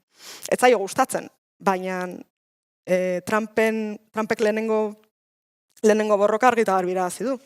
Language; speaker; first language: Basque; native; Basque